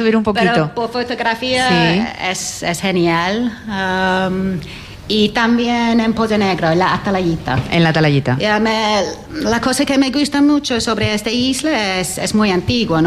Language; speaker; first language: Spanish; non-native, learner; English